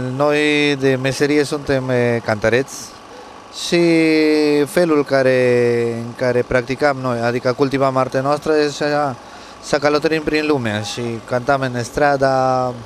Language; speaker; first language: Romanian; non-native, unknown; Spanish